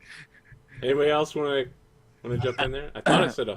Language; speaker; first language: English; native; English